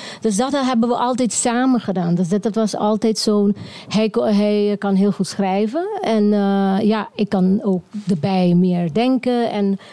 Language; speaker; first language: Dutch; non-native, local second language; Papiamento